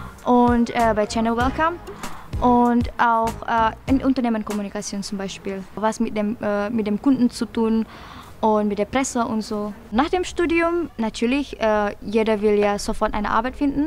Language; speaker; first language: German; non-native, fluent; Indonesian